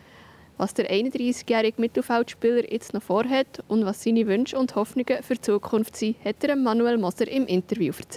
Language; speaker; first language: German; native; German